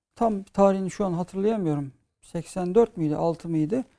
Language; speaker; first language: Turkish; native; Turkish